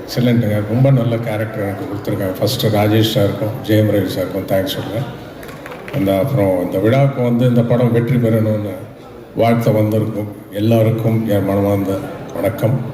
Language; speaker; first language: Tamil; non-native, fluent; Telugu